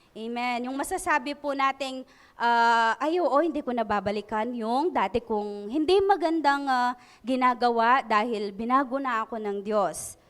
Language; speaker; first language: Filipino; non-native, local second language; Pampanga